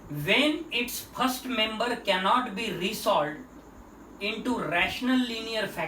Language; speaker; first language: English; non-native, local second language; Marathi